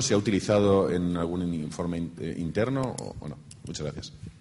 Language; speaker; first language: Spanish; native; Spanish